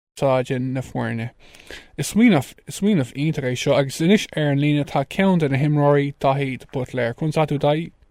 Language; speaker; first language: Irish; non-native, local second language; English